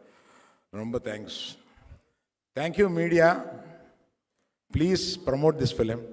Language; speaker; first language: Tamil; non-native, local second language; Telugu